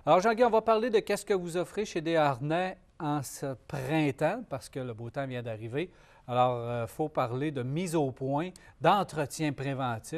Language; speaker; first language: French; native; French